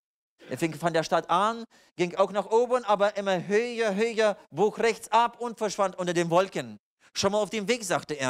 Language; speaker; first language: German; non-native, fluent; Russian